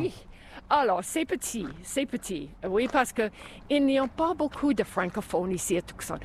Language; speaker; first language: French; non-native, fluent; English